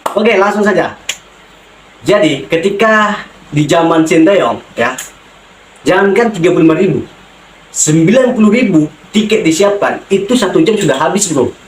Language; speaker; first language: Indonesian; native; Indonesian